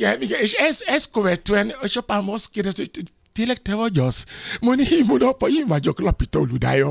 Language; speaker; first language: Hungarian; non-native, fluent; Yoruba